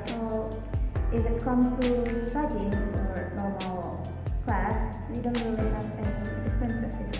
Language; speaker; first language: English; non-native, fluent; Indonesian